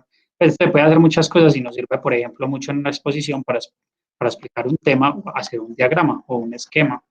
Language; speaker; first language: Spanish; native; Spanish